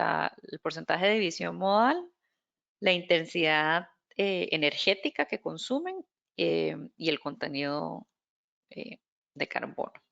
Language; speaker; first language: Spanish; native; Spanish